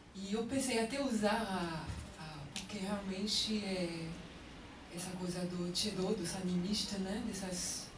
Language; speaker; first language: Portuguese; non-native, fluent; French